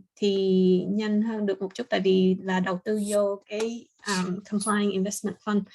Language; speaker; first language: Vietnamese; early bilingual, heritage; Vietnamese